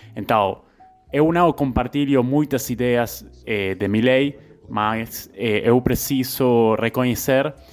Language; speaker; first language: Portuguese; non-native, learner; Spanish